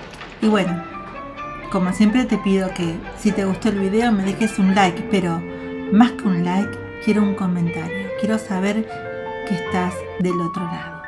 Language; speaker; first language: Spanish; native; Spanish